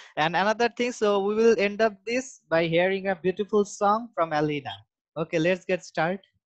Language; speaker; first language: English; non-native, local second language; Bangla